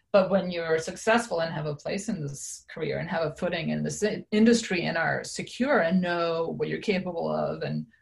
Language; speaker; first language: English; non-native, fluent; Serbian